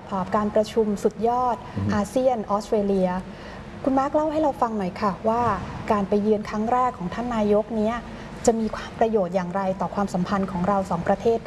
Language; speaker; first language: Thai; native; Thai